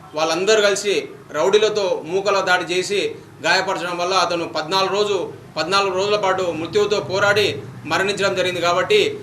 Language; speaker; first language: Telugu; native; Telugu